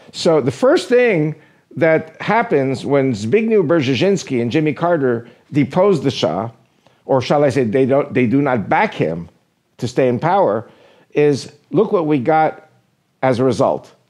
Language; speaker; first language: English; native; English